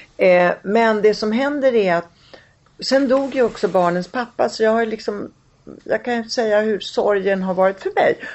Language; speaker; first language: Swedish; early bilingual, other home language; Italian